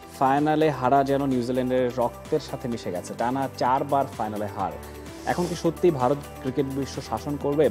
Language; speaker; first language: Bangla; native; Bangla